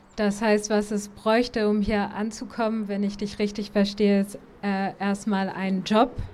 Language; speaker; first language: German; native; German